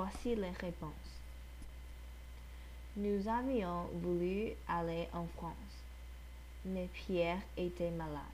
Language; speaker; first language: French; non-native, learner; English